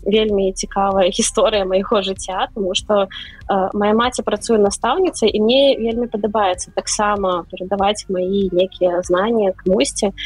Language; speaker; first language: Belarusian; non-native, local second language; Russian